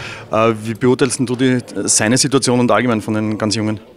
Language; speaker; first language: German; native; German